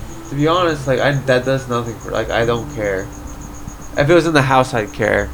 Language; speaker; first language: English; early bilingual, other home language; Polish